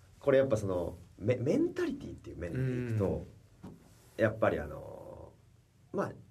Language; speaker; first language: Japanese; native; Japanese